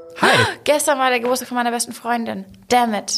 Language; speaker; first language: German; native; German